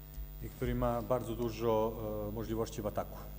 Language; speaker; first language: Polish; non-native, learner; Serbian